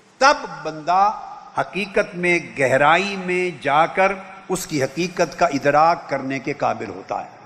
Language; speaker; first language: Urdu; non-native, local second language; Punjabi